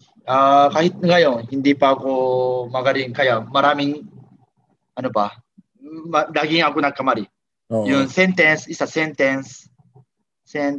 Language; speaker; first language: Filipino; non-native, learner; Japanese